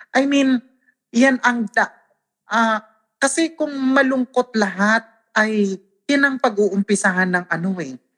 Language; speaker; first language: Filipino; non-native, local second language; Waray